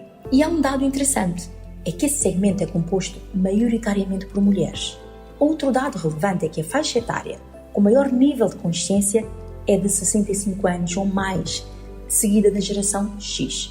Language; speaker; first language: Portuguese; non-native, local second language; Kabuverdianu